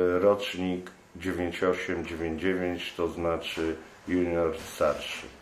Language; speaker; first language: Polish; native; Polish